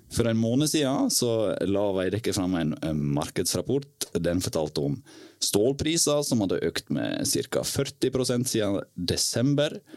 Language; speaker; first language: Norwegian; native; Norwegian